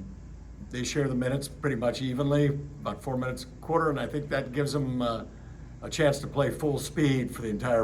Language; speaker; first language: English; native; English